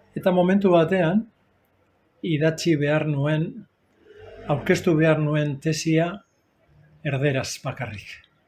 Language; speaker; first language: Basque; non-native, local second language; Spanish